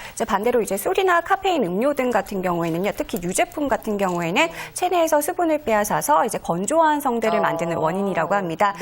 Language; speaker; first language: Korean; native; Korean